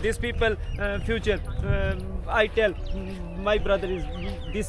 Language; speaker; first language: English; non-native, learner; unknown